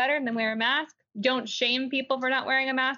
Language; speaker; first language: English; native; English